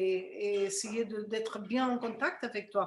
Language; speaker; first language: French; non-native, fluent; Spanish